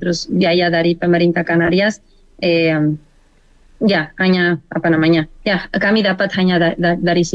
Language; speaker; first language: Indonesian; non-native, learner; Spanish